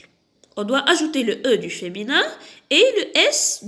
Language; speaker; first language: French; non-native, local second language; Arabic